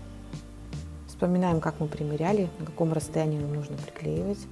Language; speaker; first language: Russian; native; Russian